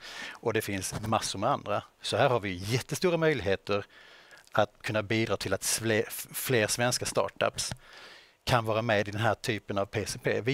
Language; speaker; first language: Swedish; native; Swedish